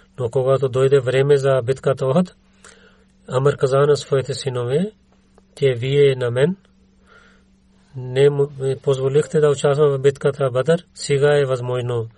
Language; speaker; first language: Bulgarian; non-native, learner; Urdu